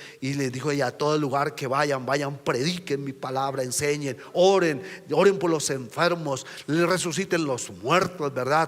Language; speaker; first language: Spanish; native; Spanish